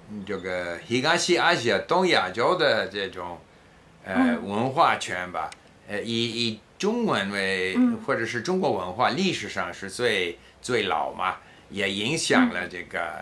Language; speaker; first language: Chinese; non-native, fluent; English